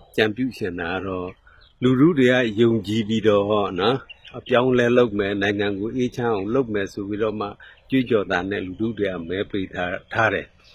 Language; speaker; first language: Burmese; non-native, local second language; Mon